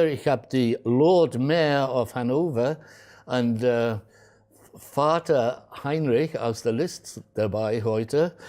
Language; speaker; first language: German; non-native, fluent; English